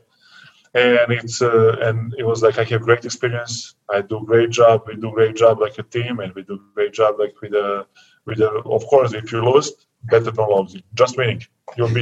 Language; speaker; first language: English; non-native, learner; Serbian